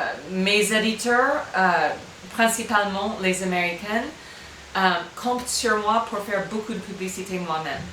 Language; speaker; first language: French; non-native, fluent; English